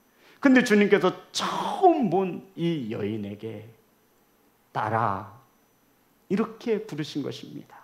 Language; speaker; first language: Korean; native; Korean